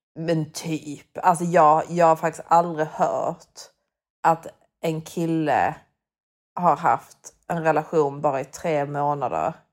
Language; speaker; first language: Swedish; native; Swedish